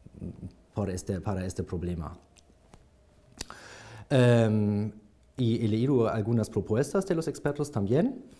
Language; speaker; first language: Spanish; non-native, learner; German